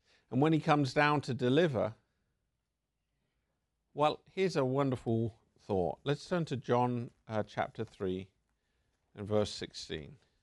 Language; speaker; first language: English; native; English